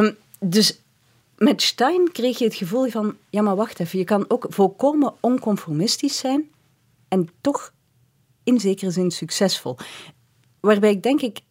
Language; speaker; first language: Dutch; native; Dutch